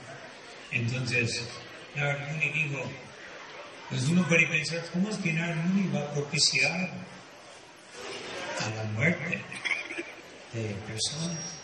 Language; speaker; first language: Spanish; non-native, fluent; Portuguese